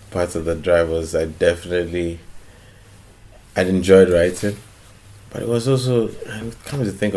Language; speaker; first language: English; non-native, local second language; Akan